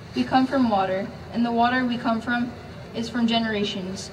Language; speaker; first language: English; native; English